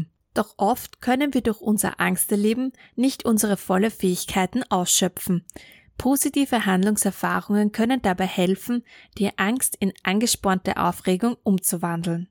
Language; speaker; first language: German; native; German